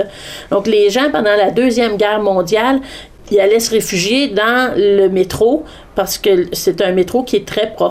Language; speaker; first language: French; native; French